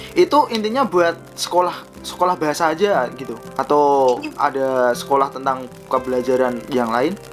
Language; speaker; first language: Indonesian; native; Indonesian